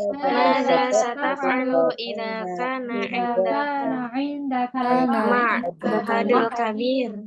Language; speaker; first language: Arabic; non-native, learner; Indonesian